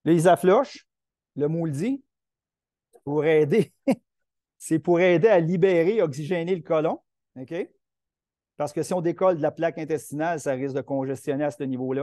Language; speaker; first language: French; native; French